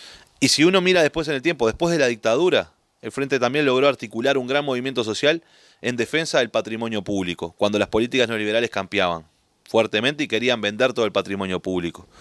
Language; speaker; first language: Spanish; native; Spanish